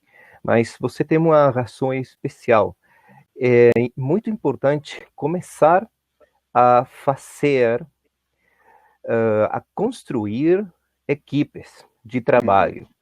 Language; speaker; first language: Portuguese; non-native, fluent; Spanish